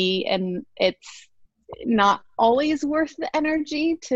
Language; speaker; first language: English; native; English